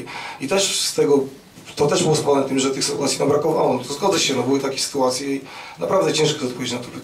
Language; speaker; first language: Polish; native; Polish